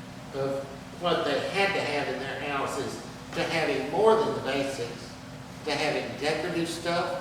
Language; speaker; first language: English; native; English